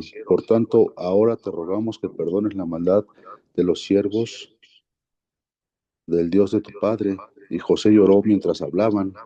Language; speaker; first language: Spanish; native; Spanish